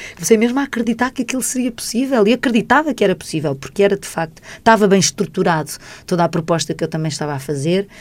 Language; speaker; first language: Portuguese; native; Portuguese